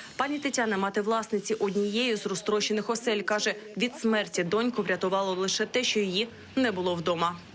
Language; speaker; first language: Ukrainian; native; Ukrainian